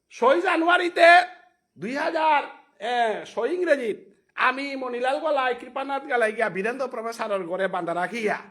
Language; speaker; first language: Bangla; non-native, local second language; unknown